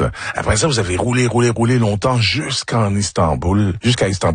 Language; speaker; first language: French; native; French